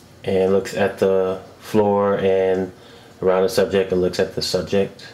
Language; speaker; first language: English; native; English